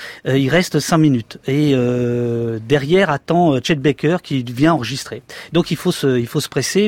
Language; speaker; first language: French; native; French